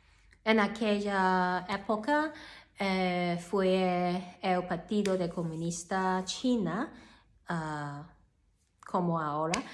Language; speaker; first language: Spanish; non-native, learner; Cantonese